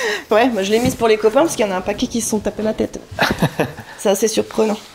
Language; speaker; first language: French; native; French